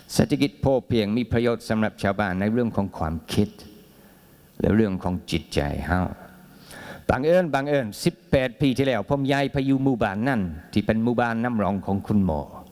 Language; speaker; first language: Thai; non-native, fluent; English